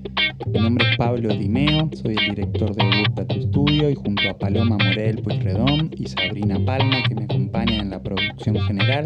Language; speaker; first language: Spanish; native; Spanish